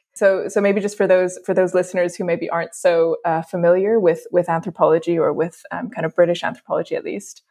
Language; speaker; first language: English; native; English